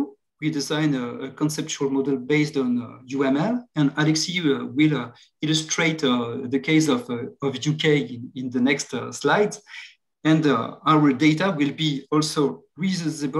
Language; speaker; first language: English; non-native, fluent; French